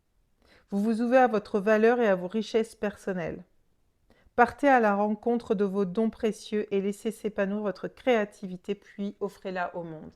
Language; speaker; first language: French; native; French